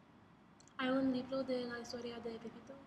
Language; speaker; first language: Spanish; non-native, learner; English